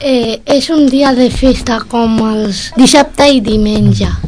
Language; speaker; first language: Catalan; early bilingual, other home language; Arabic